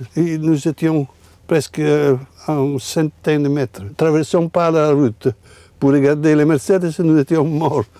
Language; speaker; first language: French; non-native, fluent; Italian